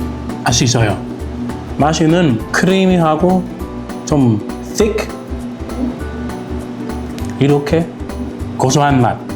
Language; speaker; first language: Korean; non-native, learner; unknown